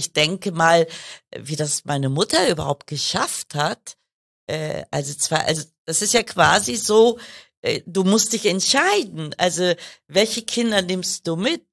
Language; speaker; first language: German; early bilingual, other home language; Kurdish